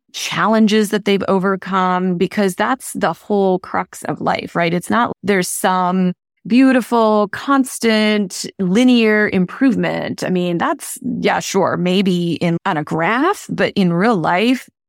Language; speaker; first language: English; non-native, local second language; Hindi